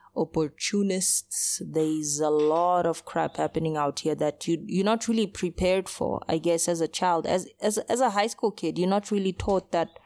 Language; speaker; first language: English; early bilingual, other home language; Portuguese